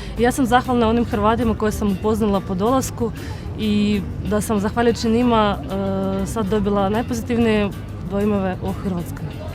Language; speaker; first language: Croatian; non-native, fluent; Ukrainian